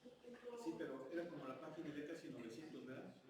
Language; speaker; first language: Spanish; native; Spanish